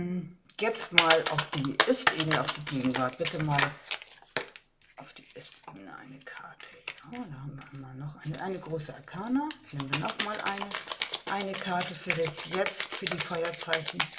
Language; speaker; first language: German; native; German